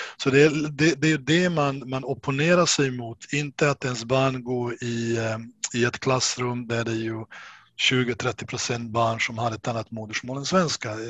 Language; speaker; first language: Swedish; non-native, fluent; Bosnian